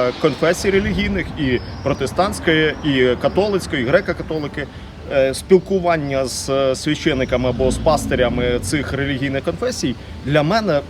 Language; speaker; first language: Ukrainian; native; Ukrainian